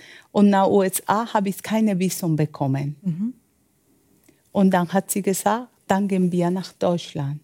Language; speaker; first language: German; non-native, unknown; Spanish